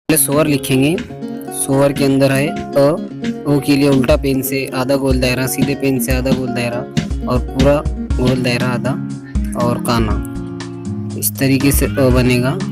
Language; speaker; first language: Hindi; native; Hindi